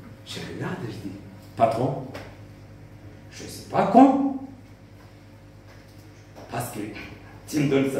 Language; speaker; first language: French; non-native, local second language; Rundi